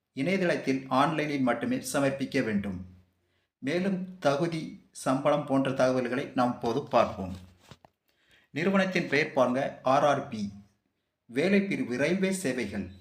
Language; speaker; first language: Tamil; native; Tamil